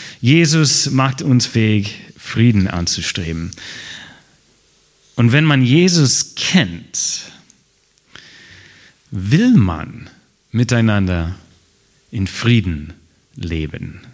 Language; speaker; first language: German; non-native, fluent; English